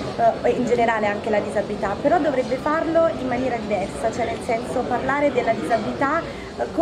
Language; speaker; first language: Italian; native; Italian